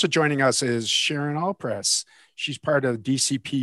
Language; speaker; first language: English; native; English